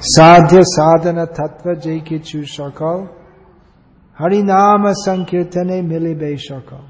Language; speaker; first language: Hindi; non-native, fluent; English